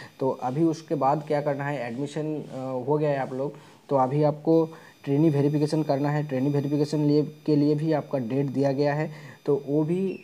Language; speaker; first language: Hindi; non-native, local second language; Bangla